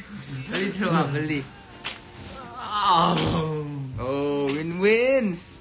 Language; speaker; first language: Korean; non-native, fluent; Thai